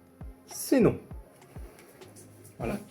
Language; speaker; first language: French; native; French